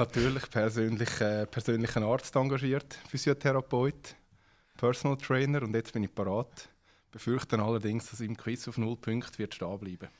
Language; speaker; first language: German; native; German